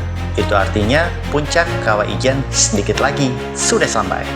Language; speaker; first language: Indonesian; native; Indonesian